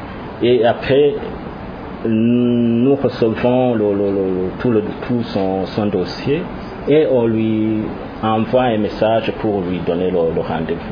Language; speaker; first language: French; non-native, local second language; Rundi